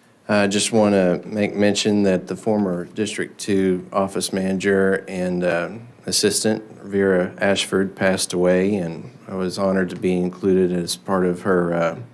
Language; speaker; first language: English; native; English